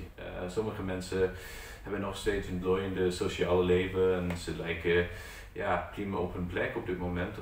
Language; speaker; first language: Dutch; non-native, fluent; English